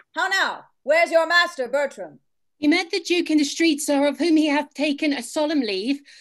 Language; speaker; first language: English; native; English